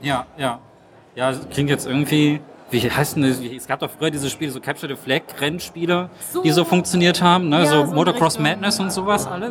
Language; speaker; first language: German; native; German